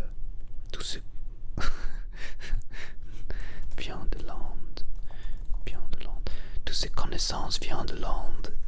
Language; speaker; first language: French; non-native, learner; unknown